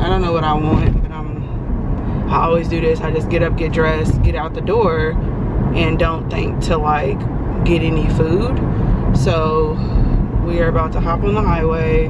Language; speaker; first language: English; native; English